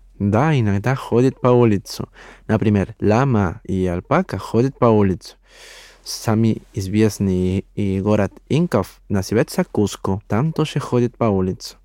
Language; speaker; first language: Russian; non-native, learner; Spanish